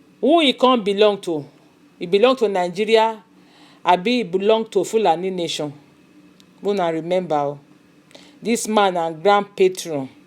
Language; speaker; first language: Nigerian Pidgin; non-native, local second language; Igbo